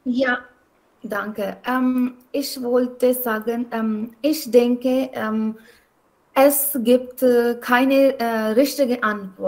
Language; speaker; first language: German; non-native, learner; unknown